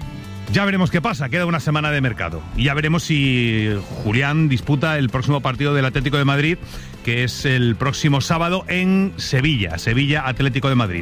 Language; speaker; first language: Spanish; native; Spanish